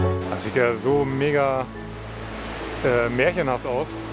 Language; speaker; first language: German; native; German